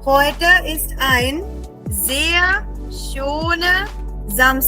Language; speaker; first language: German; non-native, fluent; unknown